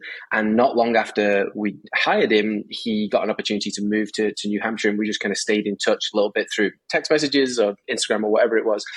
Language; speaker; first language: English; native; English